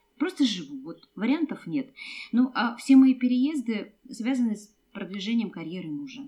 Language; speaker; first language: Russian; native; Russian